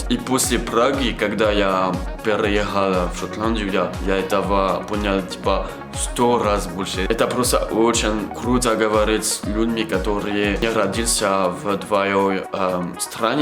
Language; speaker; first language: Russian; non-native, learner; French